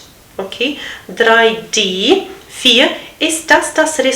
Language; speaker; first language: German; non-native, fluent; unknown